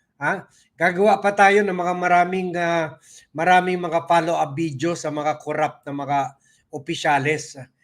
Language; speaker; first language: Filipino; non-native, local second language; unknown